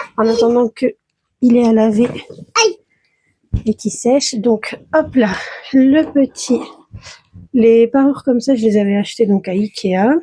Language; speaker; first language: French; native; French